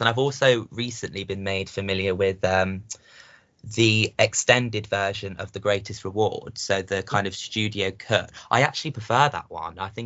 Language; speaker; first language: English; native; English